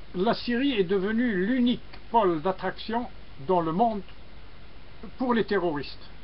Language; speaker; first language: French; non-native, local second language; Arabic